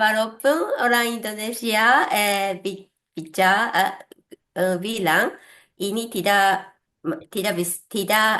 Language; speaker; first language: Indonesian; non-native, learner; Japanese